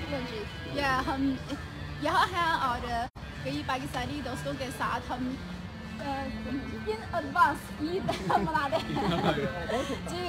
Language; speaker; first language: Hindi; non-native, learner; Chinese